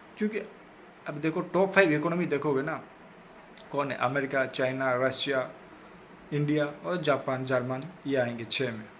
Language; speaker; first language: Hindi; non-native, local second language; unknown